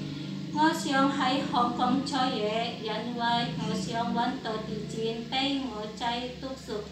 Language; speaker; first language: Cantonese; non-native, learner; Indonesian